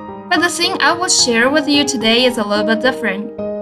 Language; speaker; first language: English; non-native, fluent; Chinese